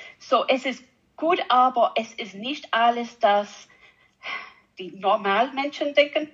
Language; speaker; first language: German; non-native, learner; English